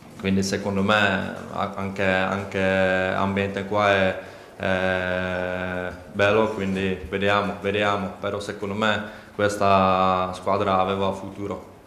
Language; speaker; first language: Italian; non-native, learner; Czech